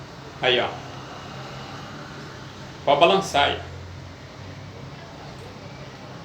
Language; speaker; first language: Portuguese; native; Portuguese